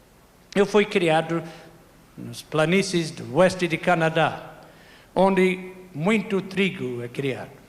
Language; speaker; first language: Portuguese; non-native, fluent; English